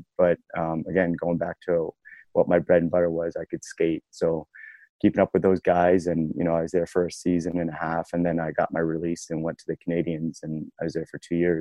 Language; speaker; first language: English; native; English